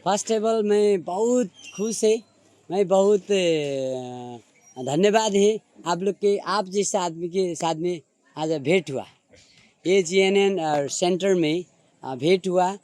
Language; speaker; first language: Hindi; non-native, learner; Nepali